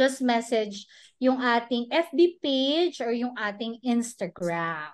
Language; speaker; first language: Filipino; non-native, local second language; Hiligaynon